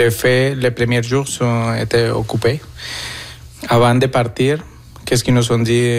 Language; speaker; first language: French; non-native, fluent; Spanish